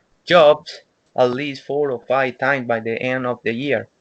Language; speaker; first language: English; non-native, learner; Spanish